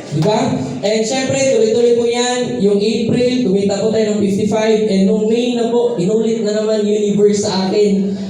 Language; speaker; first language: Filipino; non-native, local second language; Cebuano